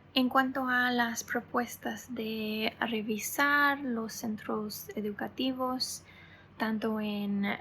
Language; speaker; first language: Spanish; non-native, fluent; English